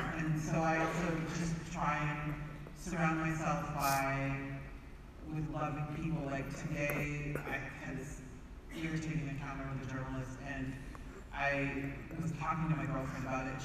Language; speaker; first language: English; native; English